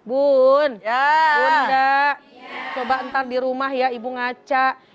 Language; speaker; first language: Indonesian; native; Indonesian